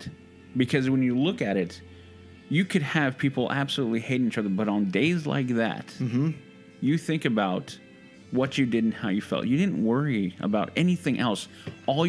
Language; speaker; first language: English; native; English